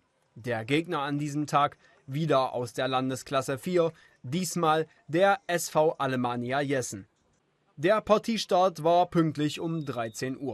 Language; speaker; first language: German; native; German